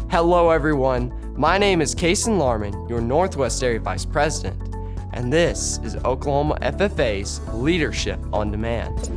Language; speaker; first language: English; native; English